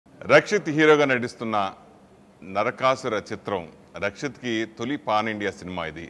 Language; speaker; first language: Telugu; native; Telugu